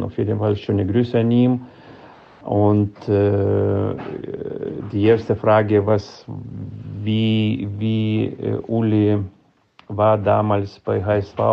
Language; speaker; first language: German; non-native, fluent; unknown